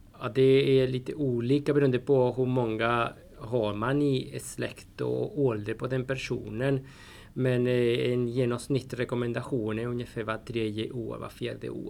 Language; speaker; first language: Swedish; non-native, fluent; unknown